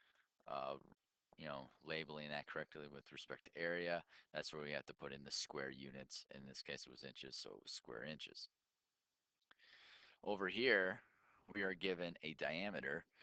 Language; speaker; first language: English; native; English